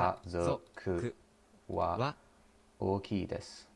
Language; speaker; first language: Japanese; non-native, learner; English